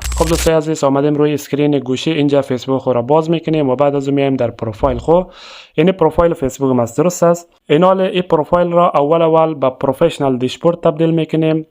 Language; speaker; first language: Persian; native; Persian